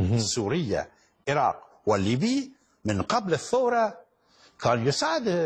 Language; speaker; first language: Arabic; non-native, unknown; Persian